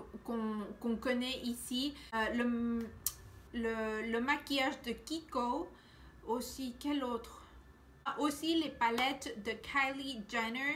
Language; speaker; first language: French; non-native, learner; Spanish